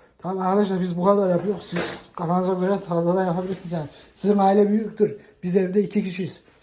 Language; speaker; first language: Turkish; early bilingual, heritage; Turkish